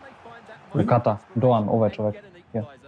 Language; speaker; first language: Macedonian; early bilingual, heritage; German